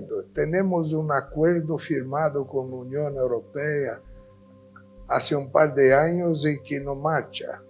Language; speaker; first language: Spanish; non-native, fluent; Portuguese